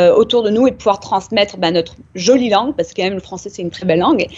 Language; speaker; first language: French; native; French